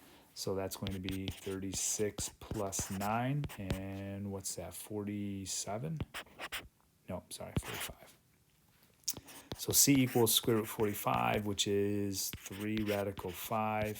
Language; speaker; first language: English; native; English